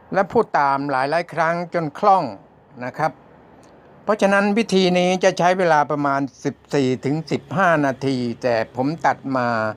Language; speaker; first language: Thai; native; Thai